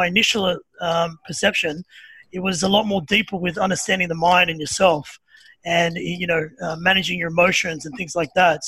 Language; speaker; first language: English; native; English